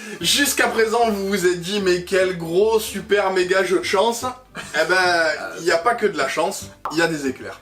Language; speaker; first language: French; native; French